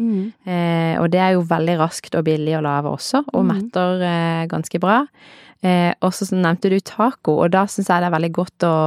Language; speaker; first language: Norwegian; native; Norwegian